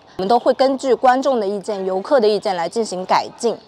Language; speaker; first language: Chinese; native; Chinese